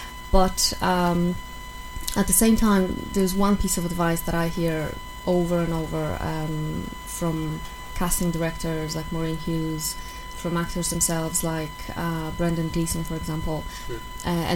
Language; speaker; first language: English; non-native, fluent; Polish